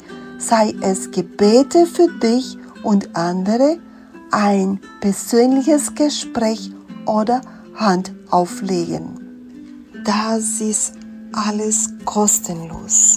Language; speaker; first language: German; non-native, fluent; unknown